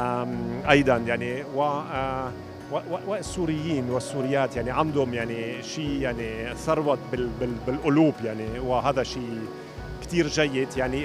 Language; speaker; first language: Arabic; non-native, fluent; German